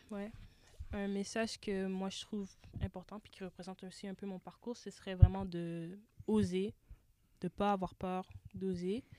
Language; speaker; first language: French; native; French